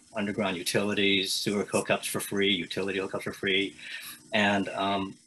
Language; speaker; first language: English; native; English